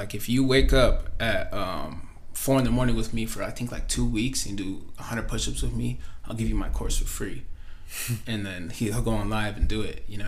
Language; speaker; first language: English; native; English